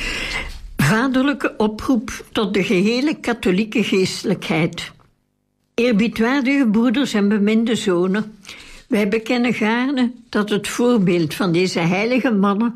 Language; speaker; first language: Dutch; native; Dutch